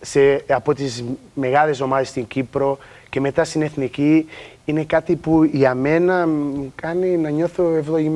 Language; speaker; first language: Greek; non-native, learner; Portuguese